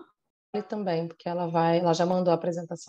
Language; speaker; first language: Portuguese; native; Portuguese